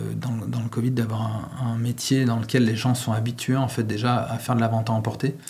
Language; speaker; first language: French; native; French